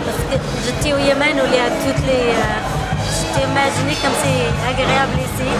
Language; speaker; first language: French; non-native, fluent; Arabic